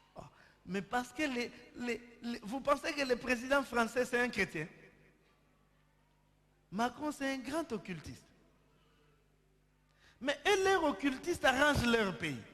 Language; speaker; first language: French; non-native, local second language; Lingala